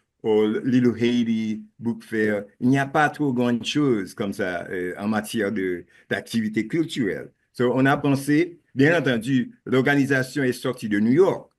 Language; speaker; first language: French; non-native, local second language; Haitian Creole